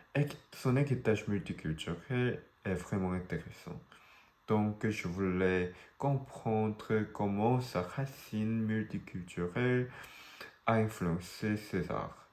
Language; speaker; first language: French; non-native, learner; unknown